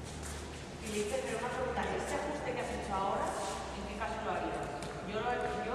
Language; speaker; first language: Spanish; native; Spanish